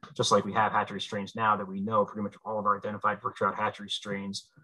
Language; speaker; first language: English; native; English